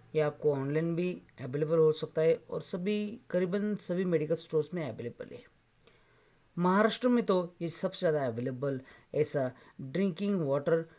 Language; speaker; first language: Hindi; non-native, local second language; Marathi